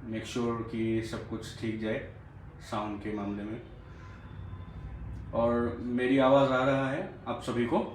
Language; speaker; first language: Hindi; non-native, local second language; Assamese